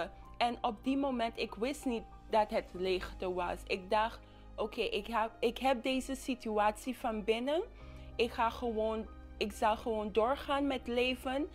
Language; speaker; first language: Dutch; non-native, local second language; English